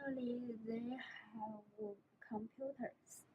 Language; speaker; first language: English; non-native, learner; Chinese